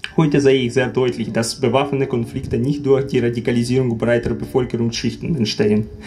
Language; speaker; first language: German; non-native, fluent; Ukrainian